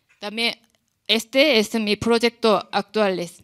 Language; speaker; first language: Spanish; non-native, learner; Korean